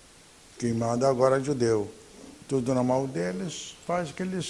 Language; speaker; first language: Portuguese; non-native, fluent; Arabic